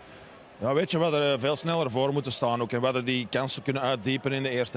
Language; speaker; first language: Dutch; native; Dutch